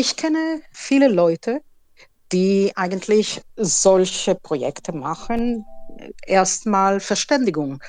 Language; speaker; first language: German; non-native, fluent; Hebrew